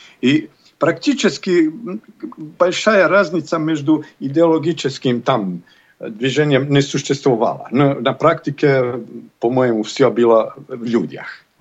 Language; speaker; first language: Russian; non-native, learner; Bosnian